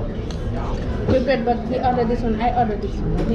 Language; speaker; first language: English; non-native, learner; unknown